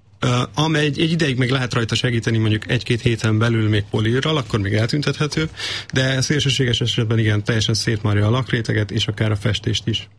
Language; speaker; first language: Hungarian; native; Hungarian